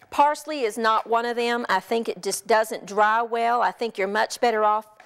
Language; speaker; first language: English; native; English